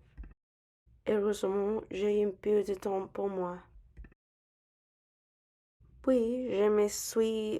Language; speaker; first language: French; non-native, learner; English